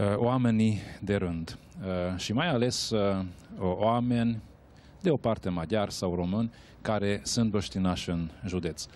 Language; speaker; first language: Romanian; non-native, local second language; Hungarian